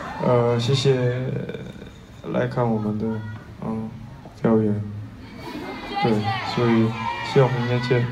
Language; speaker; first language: Chinese; non-native, fluent; Korean